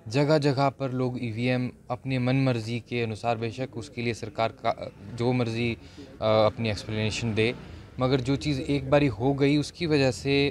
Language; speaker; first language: Hindi; native; Hindi